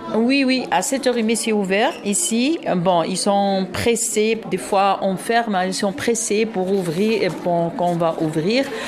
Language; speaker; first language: French; non-native, local second language; Arabic